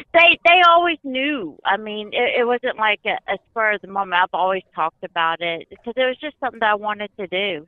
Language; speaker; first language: English; native; English